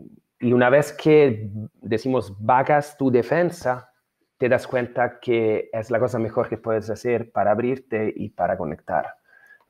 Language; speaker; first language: Spanish; non-native, fluent; Italian